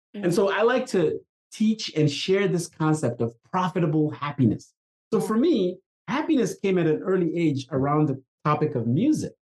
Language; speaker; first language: English; non-native, local second language; Igbo